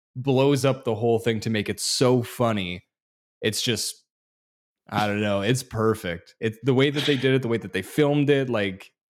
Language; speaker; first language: English; native; English